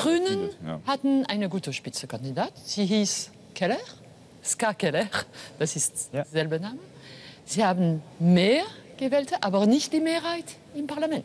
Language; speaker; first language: German; non-native, fluent; French